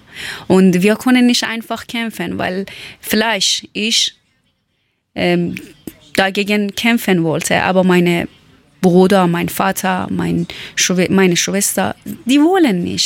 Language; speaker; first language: German; non-native, learner; Persian